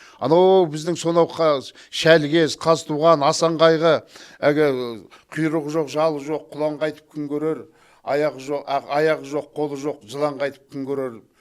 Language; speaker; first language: Kazakh; native; Kazakh